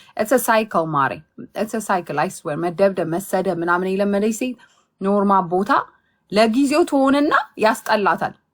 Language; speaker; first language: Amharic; native; Amharic